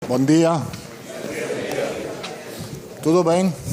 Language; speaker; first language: Portuguese; non-native, fluent; Italian